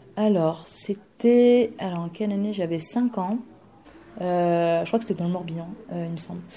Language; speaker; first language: French; early bilingual, other home language; Bulgarian